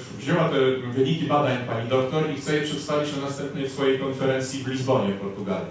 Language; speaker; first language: Polish; native; Polish